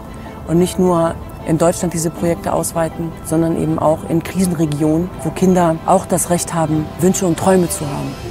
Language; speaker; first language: German; native; German